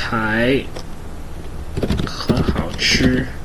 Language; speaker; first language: Chinese; non-native, learner; English